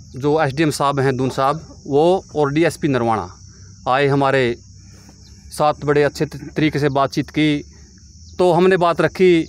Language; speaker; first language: Hindi; native; Hindi